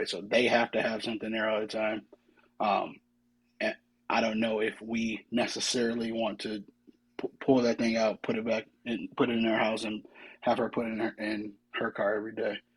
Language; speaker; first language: English; native; English